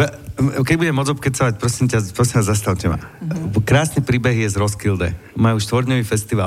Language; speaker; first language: Slovak; native; Slovak